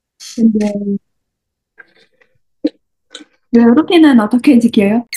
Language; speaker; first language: Korean; non-native, learner; Indonesian